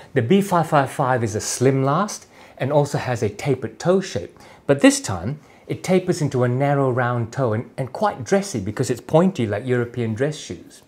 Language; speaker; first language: English; native; English